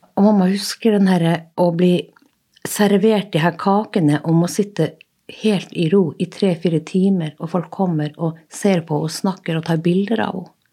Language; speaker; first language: Norwegian; native; Norwegian